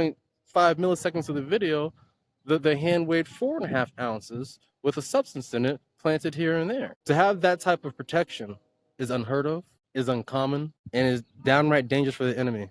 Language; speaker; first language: English; native; English